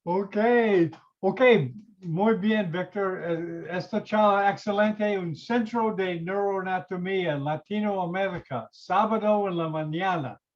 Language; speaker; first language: Spanish; non-native, learner; English